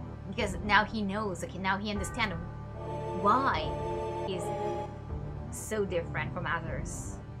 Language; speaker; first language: English; non-native, fluent; Japanese